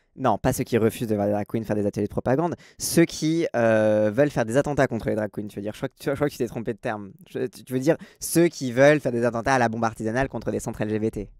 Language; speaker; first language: French; native; French